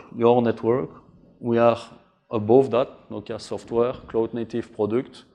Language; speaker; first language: English; non-native, fluent; French